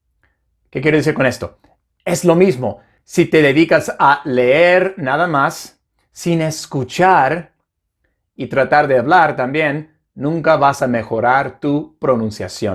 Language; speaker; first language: Spanish; non-native, fluent; English